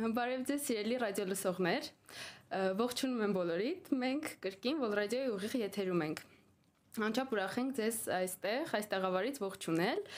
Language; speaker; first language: Armenian; native; Armenian